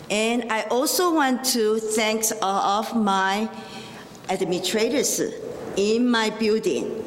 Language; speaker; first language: English; non-native, fluent; Chinese